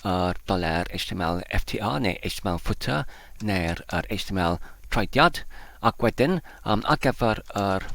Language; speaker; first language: Welsh; non-native, learner; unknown